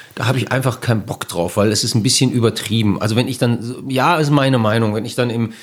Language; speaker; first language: German; native; German